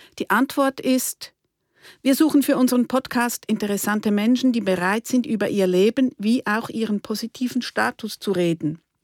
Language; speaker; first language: German; native; German